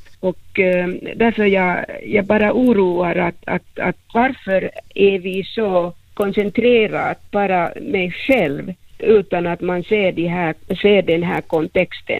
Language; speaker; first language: Swedish; non-native, local second language; Finnish